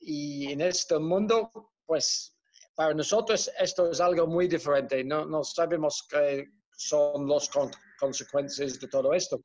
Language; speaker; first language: Spanish; non-native, fluent; Dutch